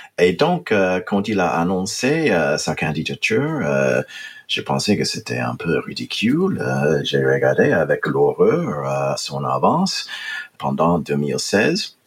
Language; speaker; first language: French; non-native, fluent; English